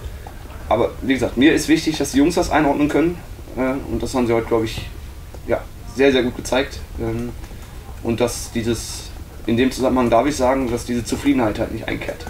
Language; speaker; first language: German; native; German